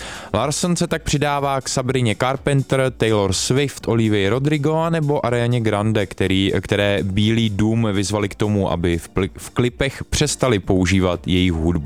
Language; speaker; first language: Czech; native; Czech